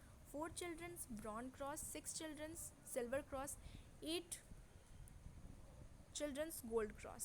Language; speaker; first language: English; non-native, local second language; Hindi